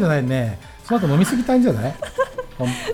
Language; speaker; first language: Japanese; native; Japanese